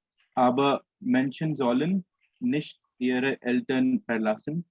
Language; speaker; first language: German; non-native, fluent; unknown